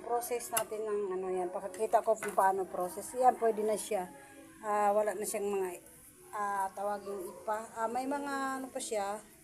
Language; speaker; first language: Filipino; non-native, local second language; Cebuano